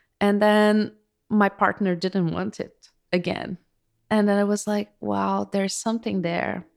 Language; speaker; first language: English; non-native, fluent; Portuguese